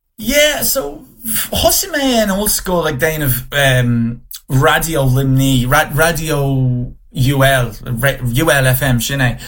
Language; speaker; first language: Irish; non-native, local second language; English